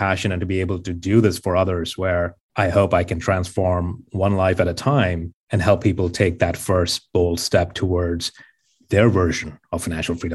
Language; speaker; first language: English; non-native, local second language; Hindi